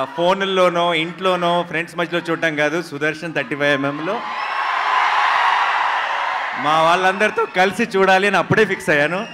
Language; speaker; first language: Telugu; native; Telugu